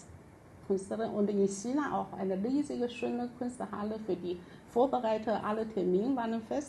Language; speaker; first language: German; non-native, fluent; Chinese